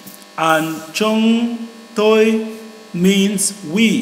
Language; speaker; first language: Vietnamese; non-native, learner; English